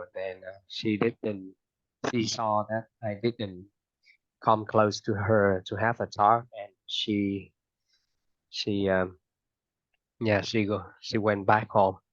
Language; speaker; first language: English; non-native, fluent; Vietnamese